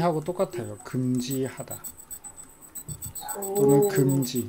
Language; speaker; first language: Korean; native; Korean